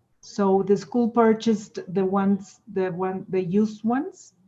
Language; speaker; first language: English; non-native, fluent; Spanish